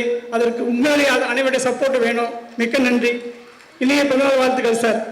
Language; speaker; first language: Tamil; native; Tamil